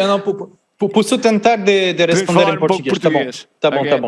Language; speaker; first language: Portuguese; non-native, learner; French